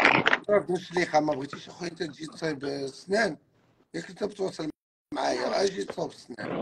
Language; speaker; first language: Arabic; native; Arabic